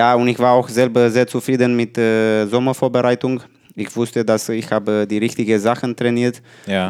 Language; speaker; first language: German; non-native, learner; Romanian